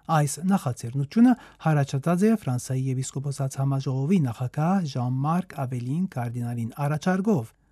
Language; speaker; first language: Armenian; native; Armenian